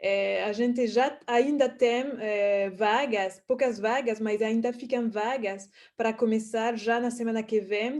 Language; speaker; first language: Portuguese; non-native, fluent; French